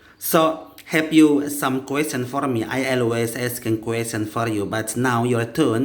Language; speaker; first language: English; non-native, learner; Indonesian